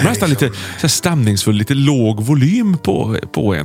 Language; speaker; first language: Swedish; native; Swedish